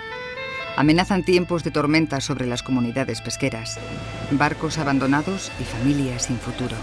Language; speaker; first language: Spanish; native; Spanish